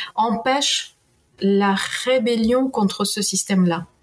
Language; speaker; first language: French; non-native, fluent; Spanish